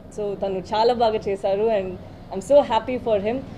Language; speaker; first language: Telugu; non-native, local second language; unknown